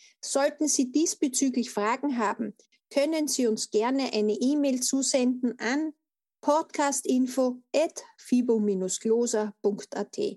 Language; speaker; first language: German; native; German